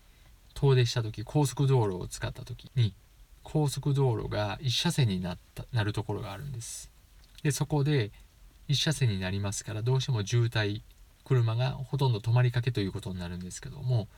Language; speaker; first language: Japanese; native; Japanese